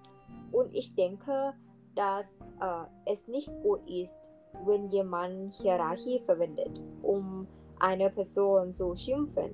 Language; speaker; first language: German; non-native, learner; Thai